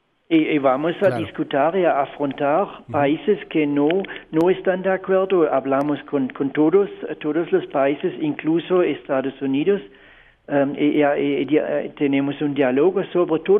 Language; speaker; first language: Spanish; non-native, fluent; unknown